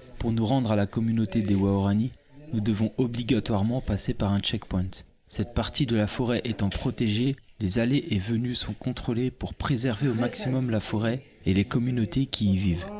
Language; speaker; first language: French; native; French